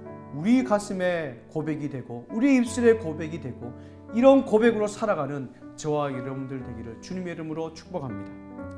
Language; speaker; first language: Korean; native; Korean